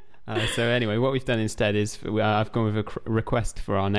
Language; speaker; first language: English; native; English